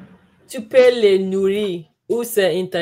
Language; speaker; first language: French; non-native, learner; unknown